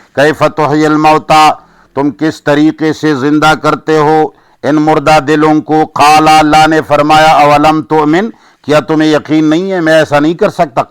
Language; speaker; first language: Urdu; non-native, local second language; Pashto